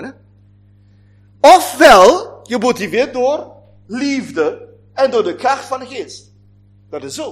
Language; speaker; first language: Dutch; non-native, fluent; German